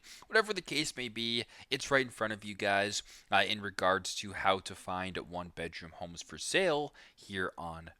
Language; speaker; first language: English; native; English